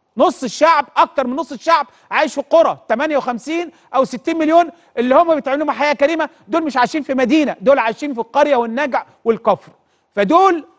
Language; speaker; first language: Arabic; native; Arabic